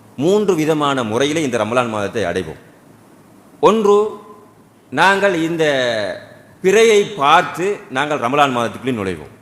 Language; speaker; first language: Tamil; native; Tamil